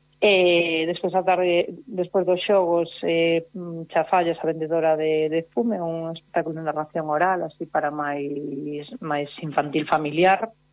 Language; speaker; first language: Galician; native; Galician